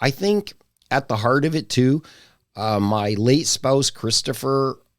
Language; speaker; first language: English; native; English